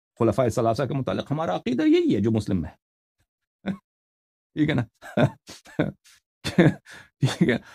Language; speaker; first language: Urdu; non-native, fluent; Persian